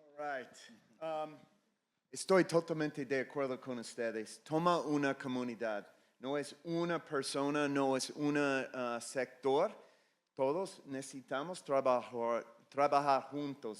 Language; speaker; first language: Spanish; non-native, fluent; English